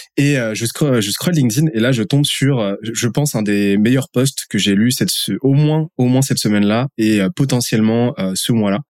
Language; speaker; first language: French; native; French